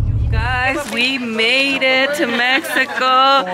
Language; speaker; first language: English; early bilingual, other home language; Spanish